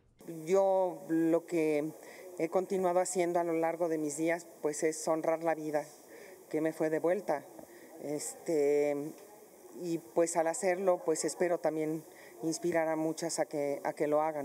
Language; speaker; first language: Spanish; native; Spanish